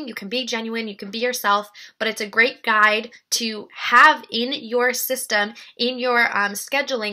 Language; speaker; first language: English; native; English